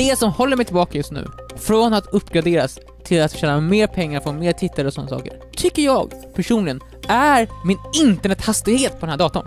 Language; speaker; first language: Swedish; native; Swedish